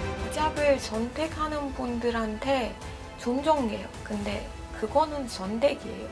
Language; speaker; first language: Korean; non-native, fluent; Persian